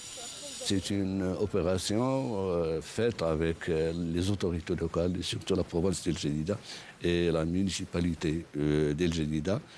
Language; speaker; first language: French; non-native, local second language; Arabic